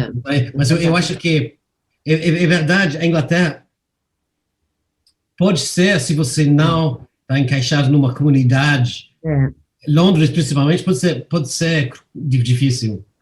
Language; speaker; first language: Portuguese; non-native, fluent; English